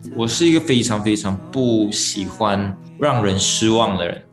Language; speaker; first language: Chinese; non-native, local second language; Malay